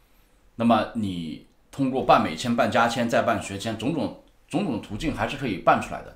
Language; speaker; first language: Chinese; native; Chinese